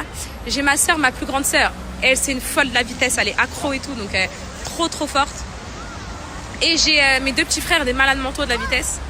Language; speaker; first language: French; native; French